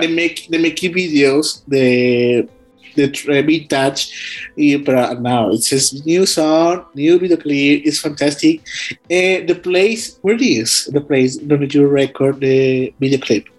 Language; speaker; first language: English; non-native, learner; Spanish